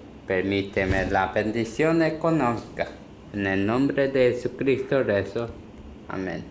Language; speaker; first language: Spanish; non-native, learner; Korean